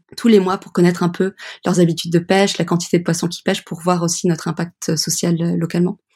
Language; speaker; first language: French; early bilingual, other home language; English